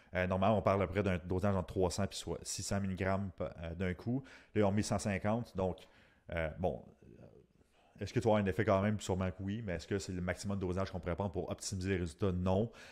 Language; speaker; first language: French; native; French